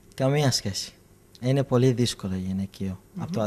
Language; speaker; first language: Greek; non-native, fluent; Arabic